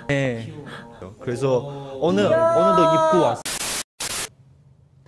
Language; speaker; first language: Korean; non-native, learner; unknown